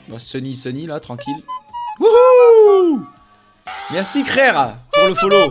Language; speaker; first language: French; native; French